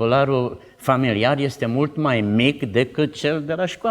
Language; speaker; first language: Romanian; non-native, local second language; Czech